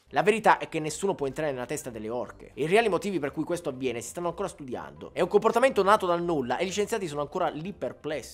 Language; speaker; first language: Italian; native; Italian